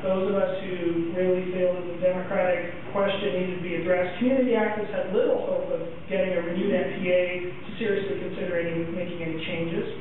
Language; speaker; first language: English; native; English